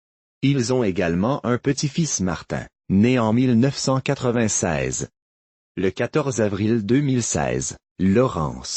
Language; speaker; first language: French; native; French